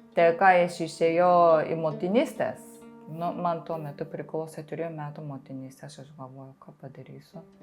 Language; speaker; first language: Lithuanian; non-native, fluent; Japanese